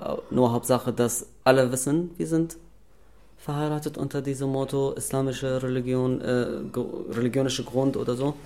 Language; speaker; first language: German; non-native, learner; Arabic